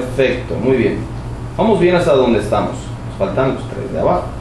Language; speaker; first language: Spanish; native; Spanish